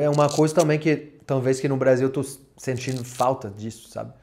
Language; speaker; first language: Portuguese; non-native, fluent; French